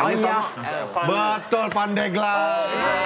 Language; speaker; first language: Indonesian; native; Indonesian